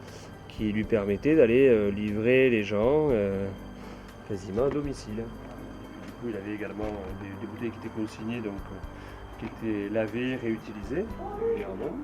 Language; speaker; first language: French; native; French